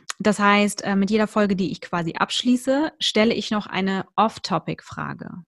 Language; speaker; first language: German; native; German